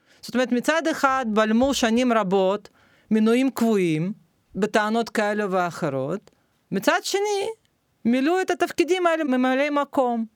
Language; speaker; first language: Hebrew; non-native, fluent; Russian